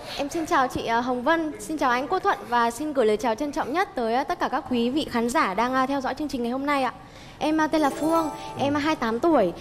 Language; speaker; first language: Vietnamese; native; Vietnamese